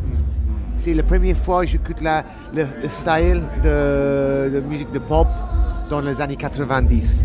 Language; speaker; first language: French; non-native, learner; English